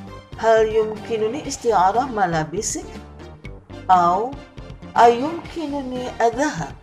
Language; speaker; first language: Arabic; non-native, fluent; Indonesian